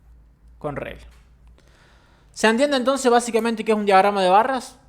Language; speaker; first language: Spanish; native; Spanish